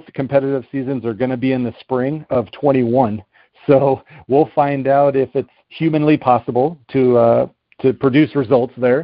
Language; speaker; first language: English; native; English